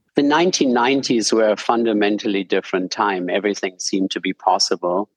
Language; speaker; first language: English; non-native, fluent; German